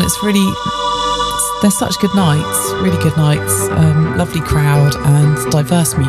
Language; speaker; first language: English; native; English